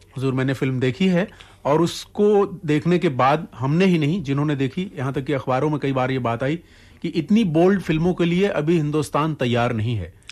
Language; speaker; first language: Hindi; native; Hindi